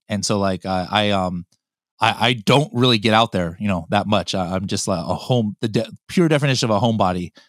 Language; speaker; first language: English; native; English